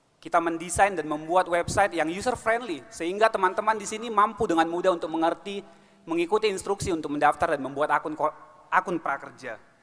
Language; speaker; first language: Indonesian; native; Indonesian